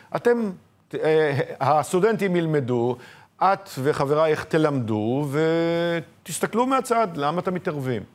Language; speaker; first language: Hebrew; native; Hebrew